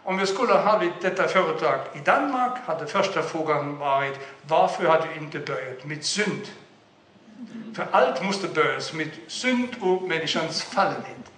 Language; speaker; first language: Swedish; non-native, fluent; German